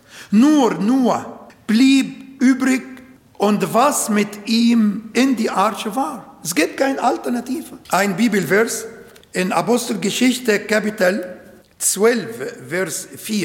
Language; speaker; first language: German; non-native, fluent; Arabic